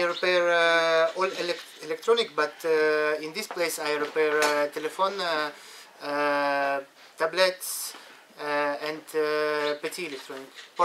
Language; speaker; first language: English; non-native, learner; Ukrainian